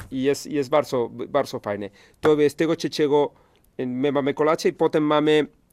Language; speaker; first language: Polish; non-native, learner; Spanish